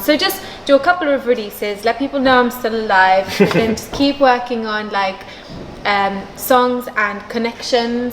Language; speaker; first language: English; non-native, local second language; Maltese